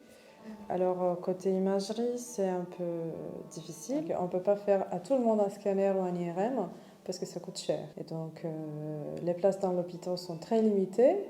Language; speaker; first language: French; non-native, fluent; Romanian